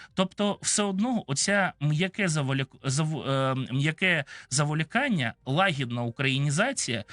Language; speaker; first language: Ukrainian; non-native, local second language; Russian